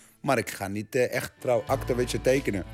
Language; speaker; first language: Dutch; non-native, learner; Arabic